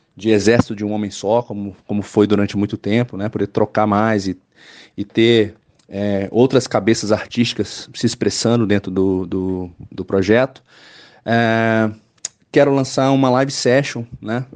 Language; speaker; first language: Portuguese; native; Portuguese